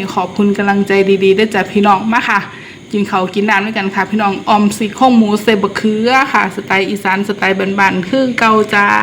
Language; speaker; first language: Thai; non-native, local second language; Northeastern Thai